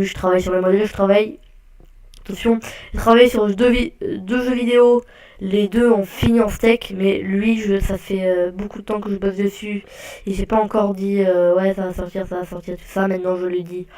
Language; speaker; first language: French; native; French